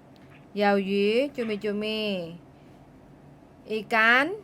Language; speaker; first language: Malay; non-native, local second language; Javanese